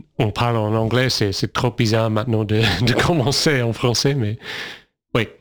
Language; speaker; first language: French; non-native, fluent; English